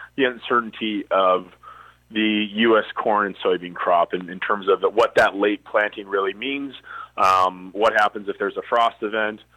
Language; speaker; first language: English; native; English